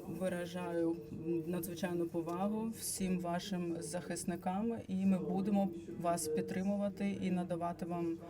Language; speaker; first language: Ukrainian; non-native, fluent; Latvian